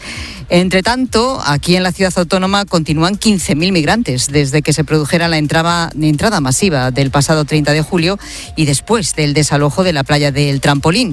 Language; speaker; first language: Spanish; native; Spanish